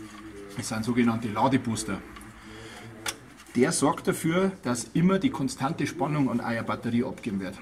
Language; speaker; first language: German; native; German